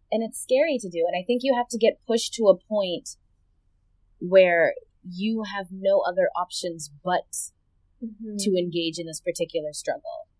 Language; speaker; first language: English; native; English